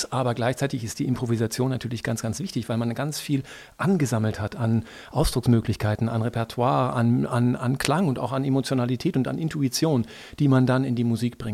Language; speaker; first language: German; native; German